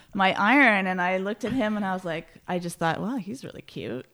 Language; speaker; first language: English; native; English